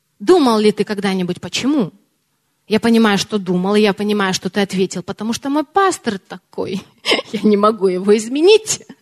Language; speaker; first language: Russian; early bilingual, heritage; Russian